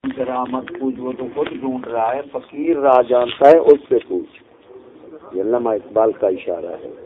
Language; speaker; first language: Urdu; non-native, local second language; Punjabi